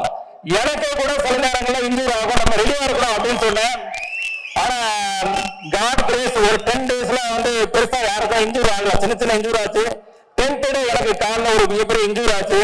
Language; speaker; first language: Tamil; native; Tamil